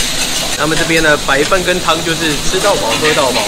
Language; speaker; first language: Chinese; native; Chinese